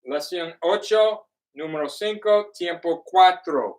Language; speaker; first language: Spanish; non-native, learner; English